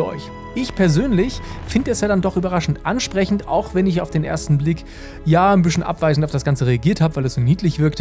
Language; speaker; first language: German; native; German